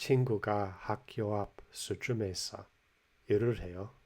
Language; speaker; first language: Korean; non-native, learner; English